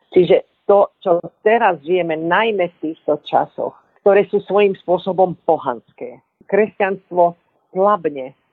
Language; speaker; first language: Slovak; early bilingual, other home language; Bulgarian